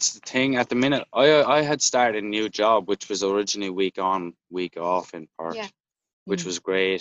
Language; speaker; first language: English; native; English